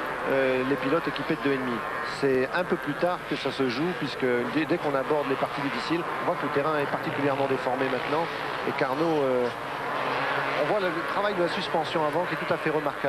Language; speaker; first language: French; native; French